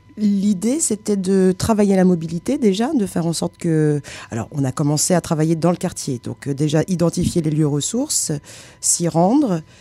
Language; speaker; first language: French; native; French